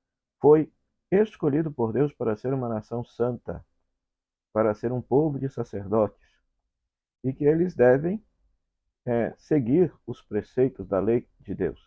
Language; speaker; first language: Portuguese; native; Portuguese